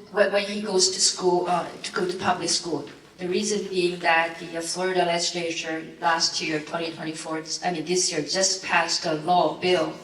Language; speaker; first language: English; non-native, fluent; Chinese